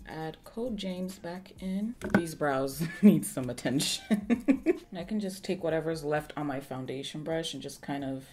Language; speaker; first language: English; early bilingual, other home language; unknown